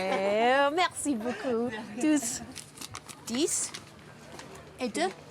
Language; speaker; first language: French; non-native, learner; English